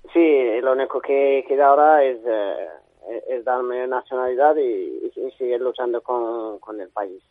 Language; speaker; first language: Spanish; non-native, learner; Arabic